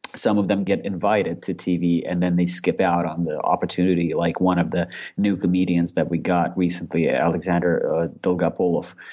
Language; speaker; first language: English; non-native, fluent; Russian